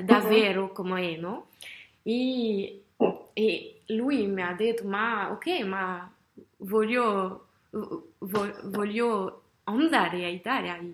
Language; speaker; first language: Italian; non-native, learner; French